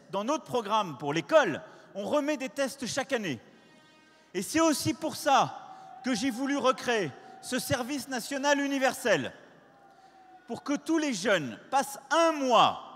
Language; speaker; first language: French; native; French